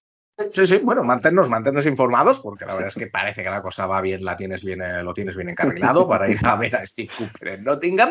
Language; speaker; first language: Spanish; native; Spanish